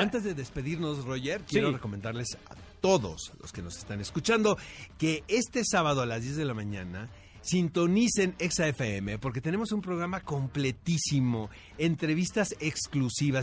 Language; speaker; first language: Spanish; native; Spanish